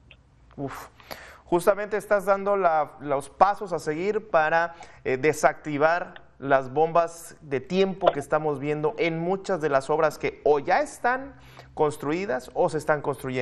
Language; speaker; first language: Spanish; native; Spanish